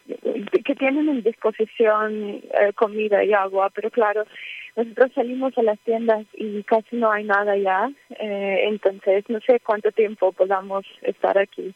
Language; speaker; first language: Spanish; early bilingual, heritage; Ukrainian